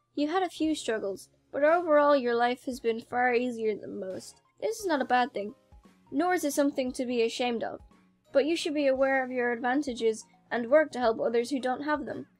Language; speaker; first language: English; native; English